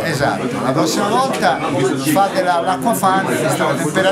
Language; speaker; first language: Italian; native; Italian